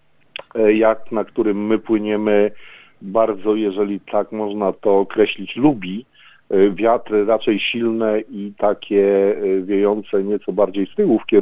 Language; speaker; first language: Polish; native; Polish